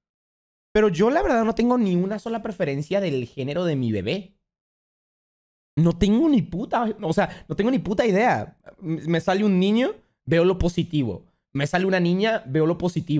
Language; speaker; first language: Spanish; native; Spanish